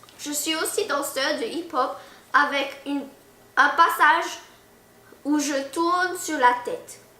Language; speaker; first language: French; early bilingual, heritage; French